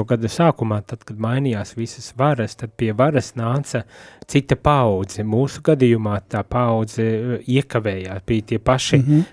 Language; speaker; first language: Latvian; native; Latvian